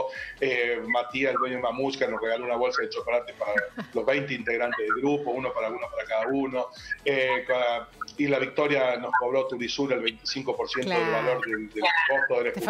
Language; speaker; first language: Spanish; native; Spanish